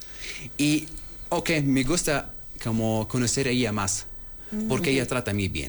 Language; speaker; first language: Spanish; non-native, learner; Arabic